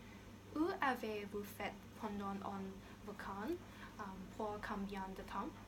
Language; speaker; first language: French; non-native, learner; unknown